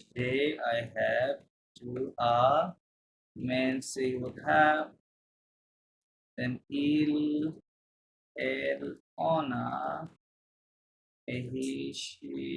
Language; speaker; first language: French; non-native, fluent; Bangla